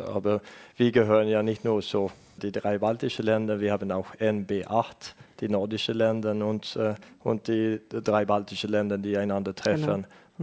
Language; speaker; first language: German; non-native, fluent; Estonian